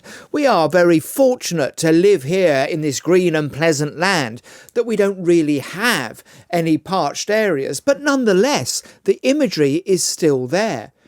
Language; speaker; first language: English; native; English